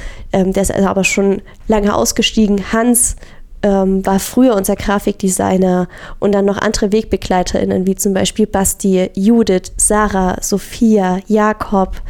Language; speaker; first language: German; native; German